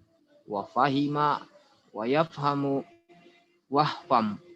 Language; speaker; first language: Arabic; non-native, learner; Indonesian